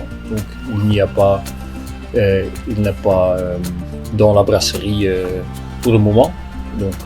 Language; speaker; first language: French; non-native, local second language; Dutch